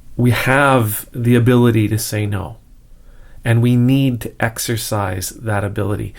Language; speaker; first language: English; native; English